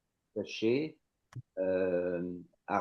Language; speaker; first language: Hebrew; non-native, learner; French